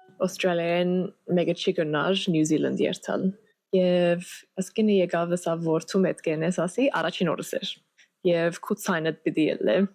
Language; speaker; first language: Armenian; early bilingual, heritage; Armenian